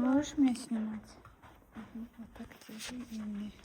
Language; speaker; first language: Russian; non-native, local second language; Azerbaijani